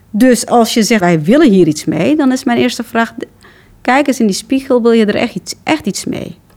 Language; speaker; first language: Dutch; early bilingual, other home language; Turkish